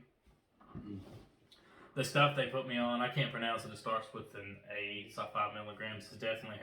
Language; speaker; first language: English; native; English